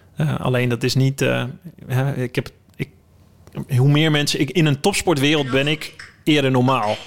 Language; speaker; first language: Dutch; native; Dutch